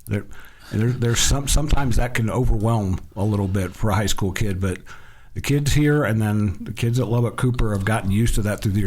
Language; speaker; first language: English; native; English